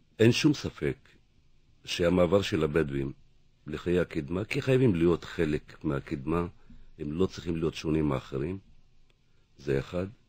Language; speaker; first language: Hebrew; non-native, local second language; Arabic